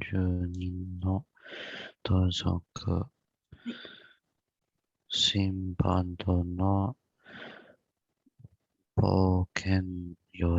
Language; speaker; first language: Japanese; non-native, learner; Indonesian